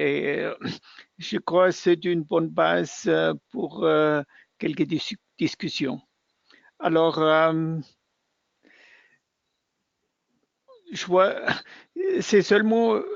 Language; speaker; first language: French; non-native, fluent; German